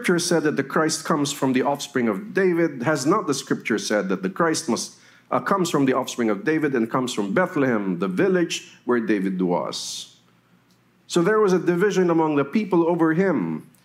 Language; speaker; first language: English; non-native, local second language; Filipino